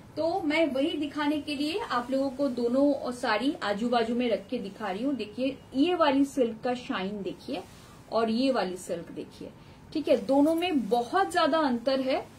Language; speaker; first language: Hindi; non-native, local second language; Bangla